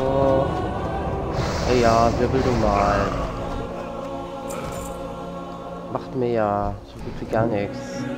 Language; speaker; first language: German; native; German